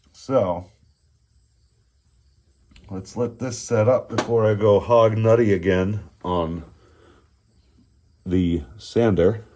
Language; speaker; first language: English; native; English